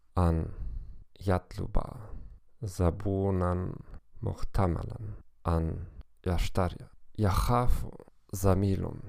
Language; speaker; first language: Arabic; non-native, learner; German